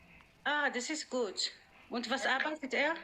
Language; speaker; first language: German; non-native, fluent; Arabic